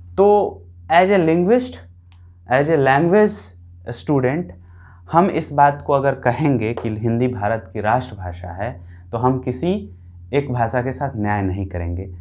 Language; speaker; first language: Hindi; non-native, local second language; Bhojpuri